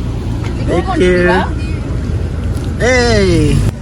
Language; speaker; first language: English; non-native, local second language; Filipino